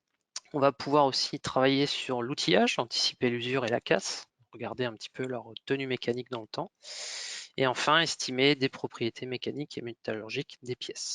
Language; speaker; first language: French; native; French